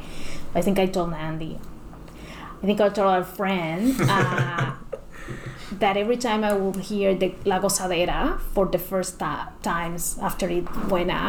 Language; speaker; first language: English; non-native, fluent; Spanish